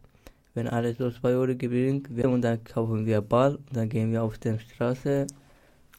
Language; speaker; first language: German; non-native, learner; Turkish